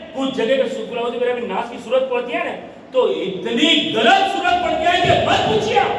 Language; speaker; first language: Urdu; non-native, local second language; Gujarati